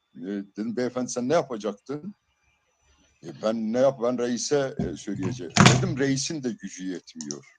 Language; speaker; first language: Turkish; non-native, local second language; Zaza